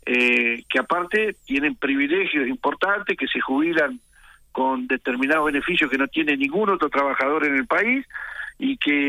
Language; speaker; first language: Spanish; native; Spanish